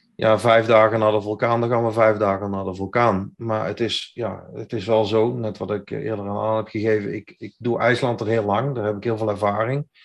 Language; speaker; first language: Dutch; native; Dutch